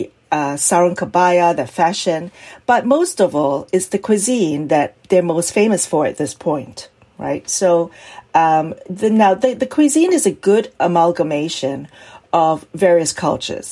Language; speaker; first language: English; native; English